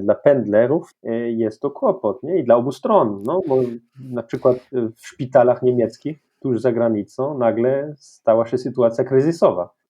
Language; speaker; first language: Polish; non-native, fluent; French